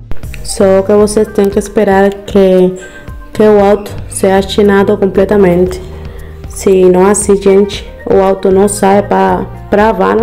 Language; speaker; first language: Portuguese; non-native, learner; Spanish